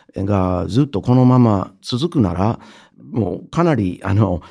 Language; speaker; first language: Japanese; non-native, fluent; English